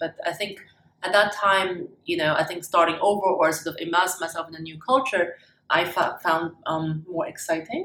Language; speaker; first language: English; non-native, fluent; German